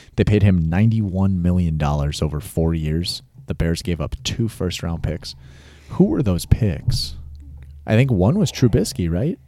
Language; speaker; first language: English; native; English